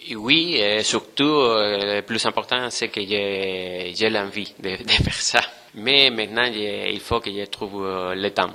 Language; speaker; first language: French; non-native, fluent; Spanish